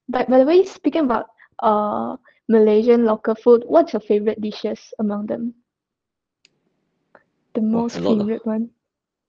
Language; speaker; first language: English; non-native, local second language; Chinese